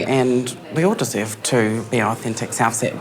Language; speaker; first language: English; native; English